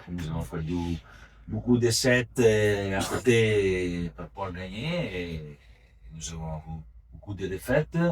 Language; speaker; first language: French; non-native, learner; Italian